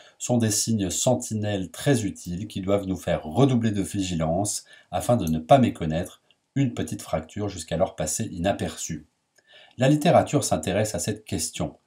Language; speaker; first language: French; native; French